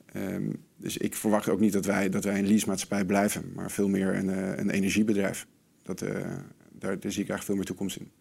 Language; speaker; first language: Dutch; native; Dutch